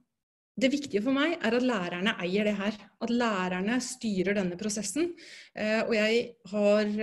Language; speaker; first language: Norwegian; native; Norwegian